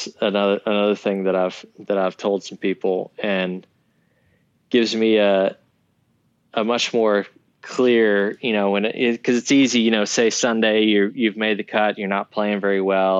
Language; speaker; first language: English; native; English